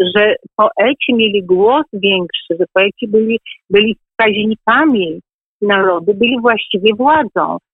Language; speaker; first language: Polish; native; Polish